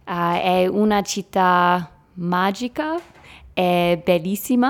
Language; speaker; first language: Italian; non-native, learner; English